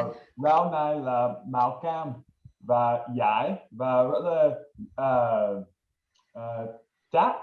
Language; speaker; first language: Vietnamese; non-native, learner; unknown